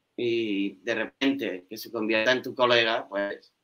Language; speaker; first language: Spanish; native; Spanish